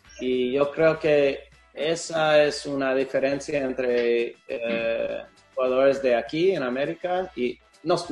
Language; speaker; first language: Spanish; non-native, fluent; English